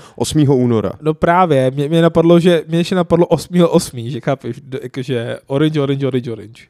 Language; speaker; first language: Czech; non-native, fluent; Urdu